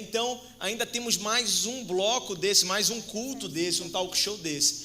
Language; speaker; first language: Portuguese; native; Portuguese